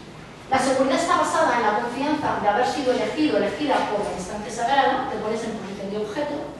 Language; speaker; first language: Spanish; native; Spanish